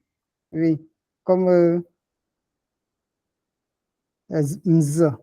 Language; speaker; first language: French; non-native, local second language; Ghomala